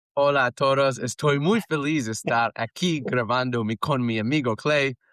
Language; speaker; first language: Spanish; non-native, learner; English